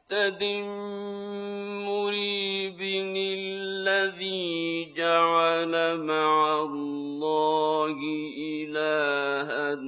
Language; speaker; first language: Arabic; native; Arabic